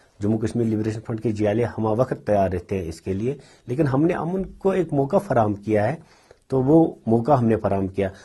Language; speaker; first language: Urdu; non-native, local second language; Kashmiri